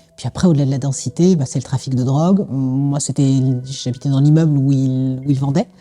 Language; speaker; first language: French; native; French